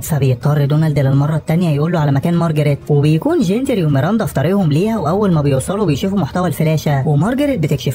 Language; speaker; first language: Arabic; native; Arabic